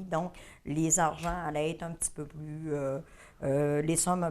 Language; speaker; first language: French; native; French